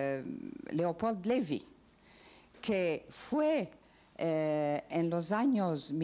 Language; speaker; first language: Spanish; non-native, learner; Ladino